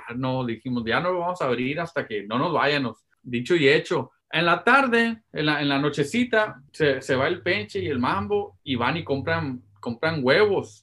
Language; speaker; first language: Spanish; early bilingual, heritage; Spanish